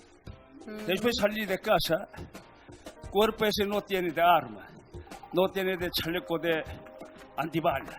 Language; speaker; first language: Spanish; non-native, learner; Korean